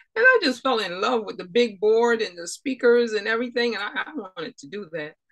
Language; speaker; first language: English; native; English